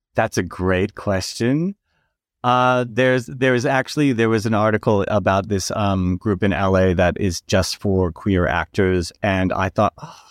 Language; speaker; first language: English; native; English